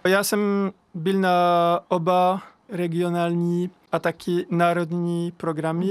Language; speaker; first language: Czech; non-native, learner; French